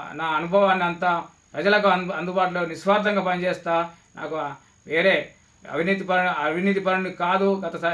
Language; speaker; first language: Telugu; native; Telugu